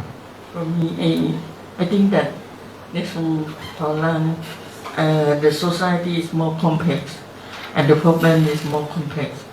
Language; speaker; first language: English; non-native, learner; Thai